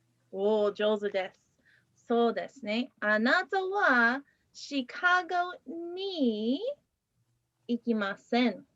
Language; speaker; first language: Japanese; non-native, fluent; English